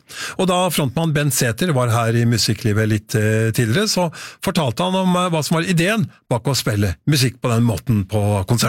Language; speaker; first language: Norwegian; native; Norwegian